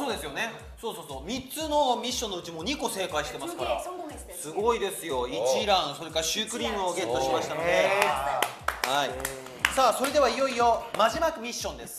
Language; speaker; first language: Japanese; native; Japanese